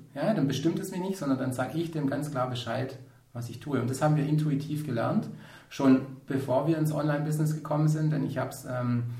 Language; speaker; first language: German; native; German